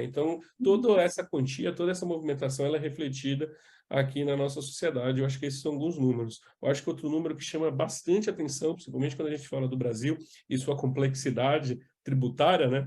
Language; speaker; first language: Portuguese; native; Portuguese